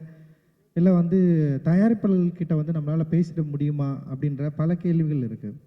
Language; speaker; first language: Tamil; native; Tamil